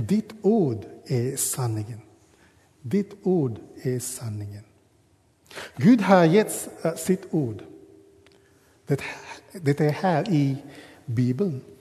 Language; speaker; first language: Swedish; non-native, fluent; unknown